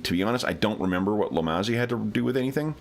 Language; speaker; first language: English; native; English